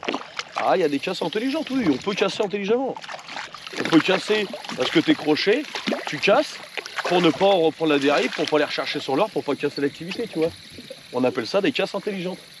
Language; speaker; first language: French; native; French